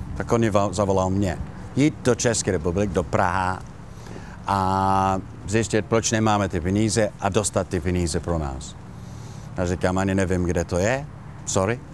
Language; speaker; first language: Czech; non-native, learner; Italian